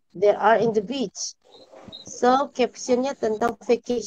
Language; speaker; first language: English; non-native, learner; Indonesian